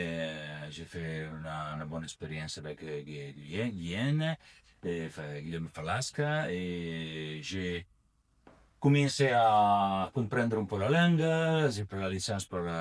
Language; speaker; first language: French; non-native, learner; Italian